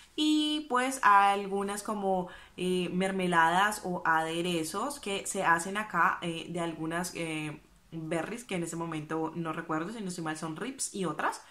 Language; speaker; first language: Spanish; native; Spanish